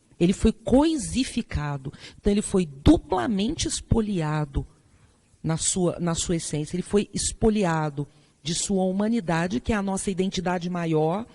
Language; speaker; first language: Portuguese; native; Portuguese